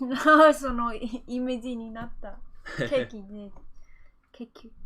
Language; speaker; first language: Japanese; non-native, learner; Vietnamese